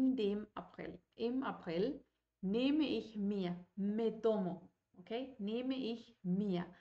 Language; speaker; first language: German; non-native, fluent; Spanish